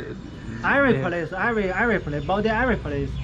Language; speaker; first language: English; non-native, learner; Chinese